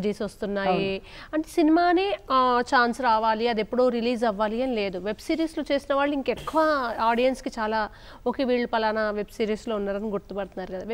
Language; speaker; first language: Telugu; native; Telugu